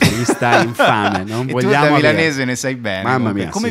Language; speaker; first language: Italian; native; Italian